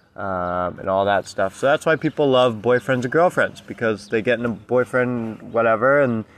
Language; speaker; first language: English; native; English